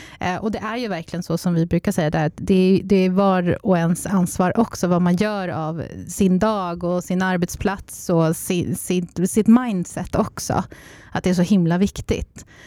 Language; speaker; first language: Swedish; native; Swedish